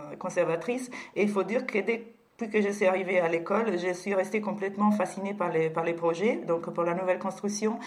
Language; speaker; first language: French; non-native, fluent; Italian